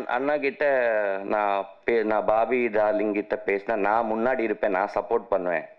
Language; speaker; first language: Tamil; non-native, learner; Telugu